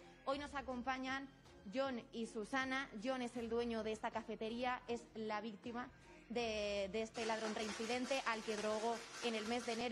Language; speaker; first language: Spanish; native; Spanish